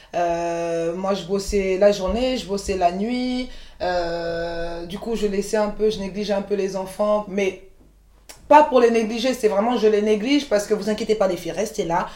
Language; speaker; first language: French; early bilingual, other home language; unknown